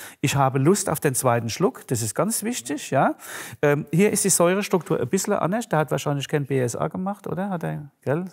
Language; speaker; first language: German; native; German